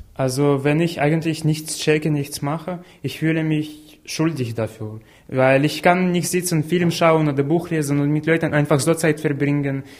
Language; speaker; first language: German; non-native, fluent; Ukrainian